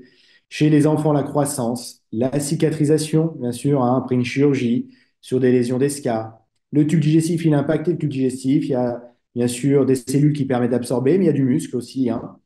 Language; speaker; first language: French; native; French